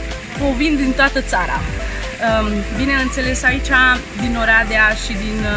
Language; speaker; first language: Romanian; non-native, fluent; Hungarian